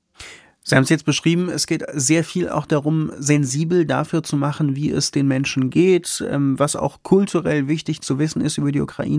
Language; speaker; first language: German; native; German